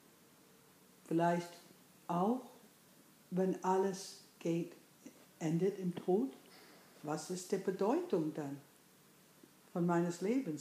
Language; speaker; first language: German; non-native, fluent; English